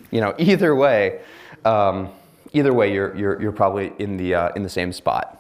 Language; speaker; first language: English; native; English